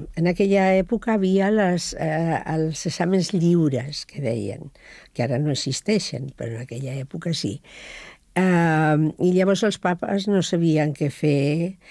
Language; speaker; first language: Catalan; non-native, local second language; Spanish